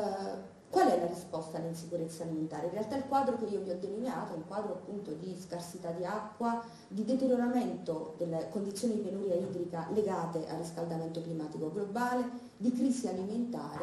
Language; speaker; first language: Italian; native; Italian